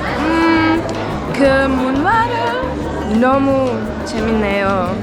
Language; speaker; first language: Korean; non-native, learner; Czech